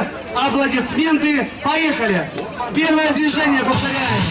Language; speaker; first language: Russian; native; Russian